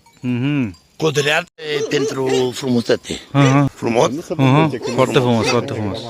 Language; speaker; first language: Romanian; non-native, learner; Bangla